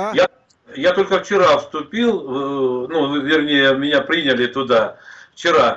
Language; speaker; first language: Russian; native; Russian